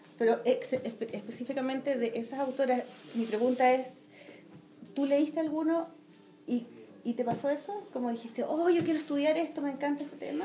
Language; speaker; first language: Spanish; native; Spanish